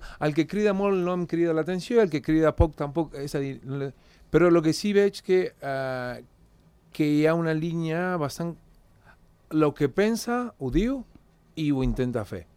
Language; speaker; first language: Catalan; non-native, fluent; Spanish